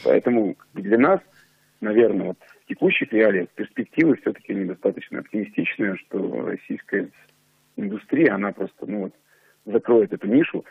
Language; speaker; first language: Russian; native; Russian